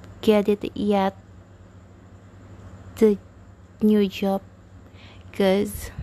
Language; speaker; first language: English; non-native, learner; Indonesian